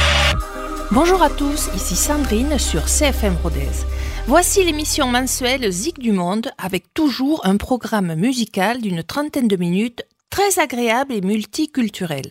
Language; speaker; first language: French; native; French